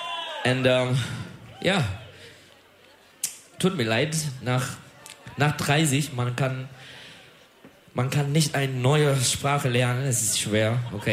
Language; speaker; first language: German; non-native, learner; Turkish